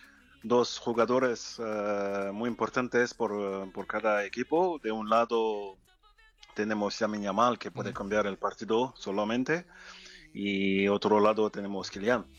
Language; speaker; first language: Spanish; non-native, fluent; French